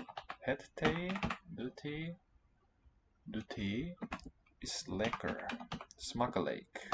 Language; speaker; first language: Dutch; non-native, learner; English